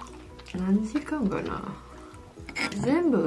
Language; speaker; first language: Japanese; non-native, learner; Vietnamese